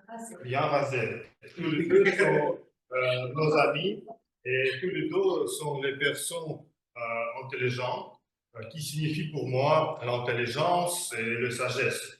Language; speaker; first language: French; non-native, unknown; Russian